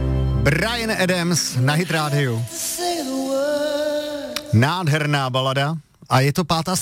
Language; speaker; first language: Czech; native; Czech